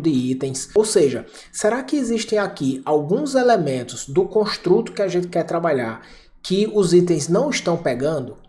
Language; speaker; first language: Portuguese; native; Portuguese